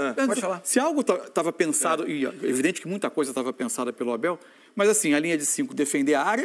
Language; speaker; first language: Portuguese; native; Portuguese